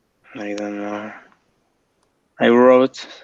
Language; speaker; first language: English; non-native, learner; Spanish